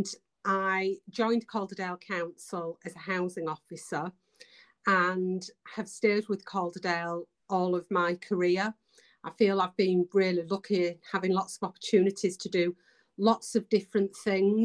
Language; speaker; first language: English; native; English